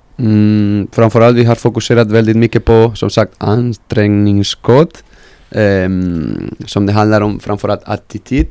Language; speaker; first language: Swedish; non-native, fluent; Spanish